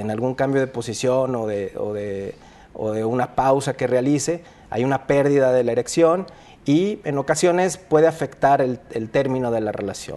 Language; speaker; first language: Spanish; native; Spanish